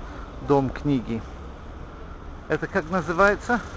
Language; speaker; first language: Russian; non-native, learner; English